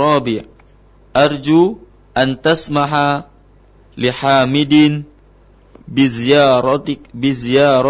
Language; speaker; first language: Arabic; non-native, learner; Indonesian